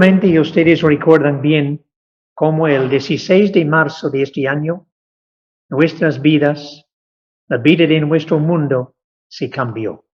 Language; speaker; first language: Spanish; non-native, fluent; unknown